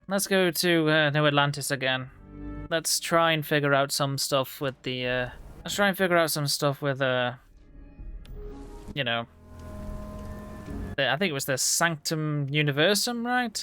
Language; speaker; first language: English; native; English